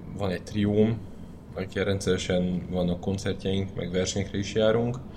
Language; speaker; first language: Hungarian; native; Hungarian